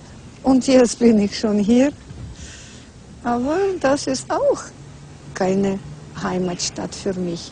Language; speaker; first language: German; non-native, learner; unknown